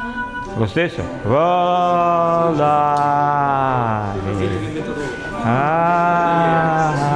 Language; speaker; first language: Italian; non-native, learner; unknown